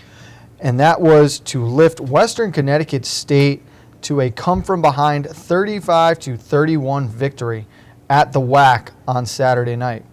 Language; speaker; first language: English; native; English